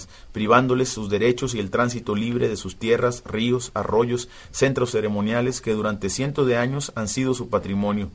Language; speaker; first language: Spanish; native; Spanish